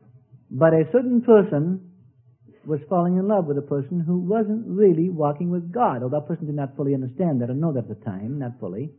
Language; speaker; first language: English; native; English